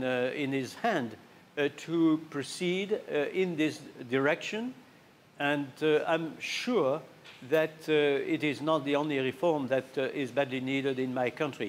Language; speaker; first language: English; non-native, fluent; French